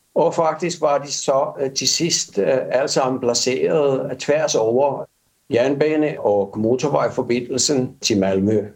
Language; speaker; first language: Danish; non-native, fluent; Finnish